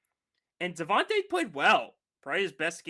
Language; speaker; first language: English; native; English